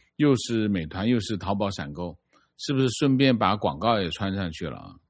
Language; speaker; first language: Chinese; native; Chinese